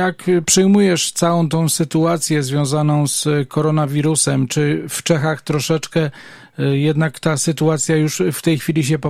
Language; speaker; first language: Polish; native; Polish